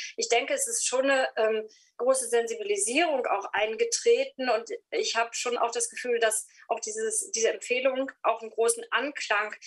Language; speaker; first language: German; native; German